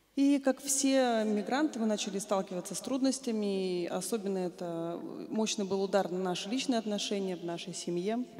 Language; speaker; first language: Russian; native; Russian